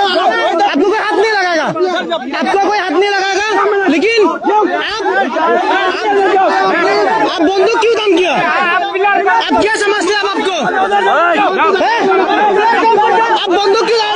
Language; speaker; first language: Hindi; non-native, learner; Bangla